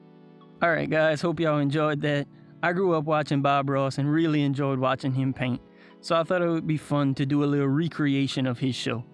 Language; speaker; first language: English; native; English